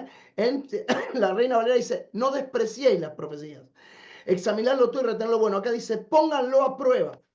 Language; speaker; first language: Spanish; native; Spanish